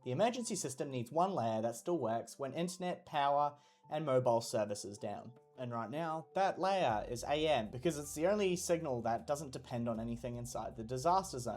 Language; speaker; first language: English; native; English